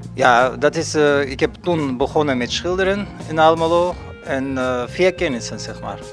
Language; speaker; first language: Dutch; non-native, learner; Russian